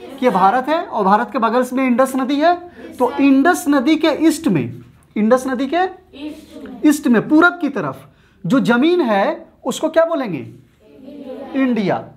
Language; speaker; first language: Hindi; native; Hindi